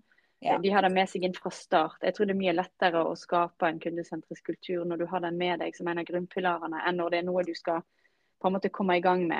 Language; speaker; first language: Norwegian; native; Norwegian